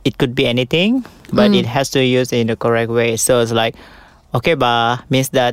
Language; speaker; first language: English; non-native, local second language; Malay